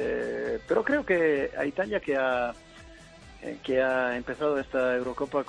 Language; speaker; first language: Spanish; non-native, fluent; Italian